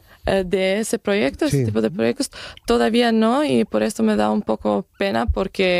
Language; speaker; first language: Spanish; non-native, fluent; German